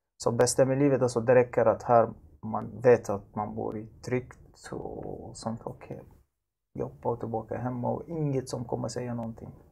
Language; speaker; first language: Swedish; non-native, learner; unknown